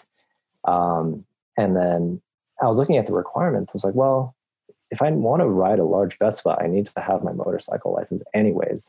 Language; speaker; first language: English; native; English